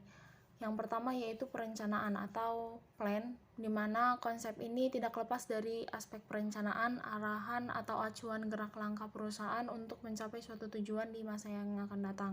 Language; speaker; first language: Indonesian; native; Indonesian